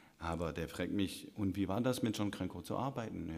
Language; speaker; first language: German; non-native, fluent; English